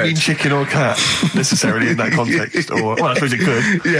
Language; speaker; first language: English; native; English